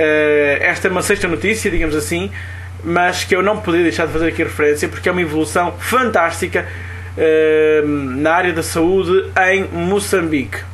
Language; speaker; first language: Portuguese; native; Portuguese